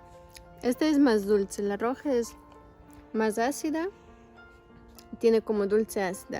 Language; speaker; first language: Spanish; non-native, local second language; Russian